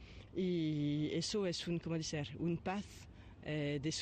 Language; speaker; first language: Spanish; non-native, fluent; French